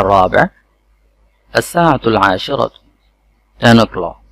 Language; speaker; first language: Arabic; non-native, fluent; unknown